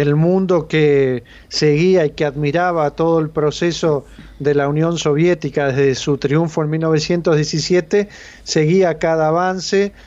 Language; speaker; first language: Spanish; native; Spanish